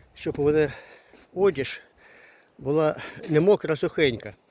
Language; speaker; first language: Ukrainian; non-native, local second language; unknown